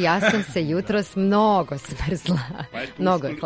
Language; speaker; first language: Croatian; native; Croatian